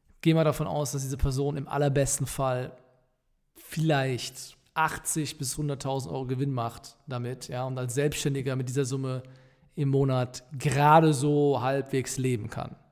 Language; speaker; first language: German; native; German